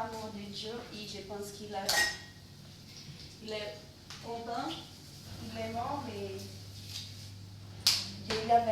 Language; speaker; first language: French; non-native, learner; Portuguese